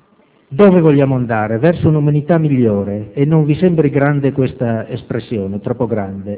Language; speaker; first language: Italian; native; Italian